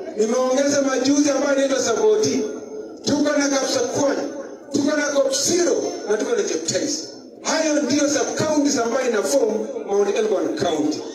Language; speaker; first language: Swahili; non-native, local second language; Kalenjin